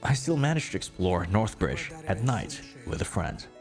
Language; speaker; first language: English; non-native, local second language; Cebuano